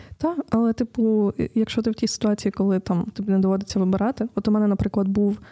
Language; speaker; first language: Ukrainian; native; Ukrainian